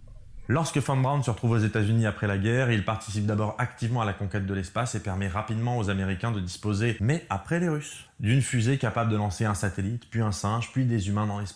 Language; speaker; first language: French; native; French